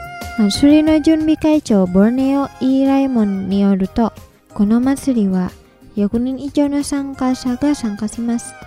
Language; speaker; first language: Japanese; non-native, fluent; Indonesian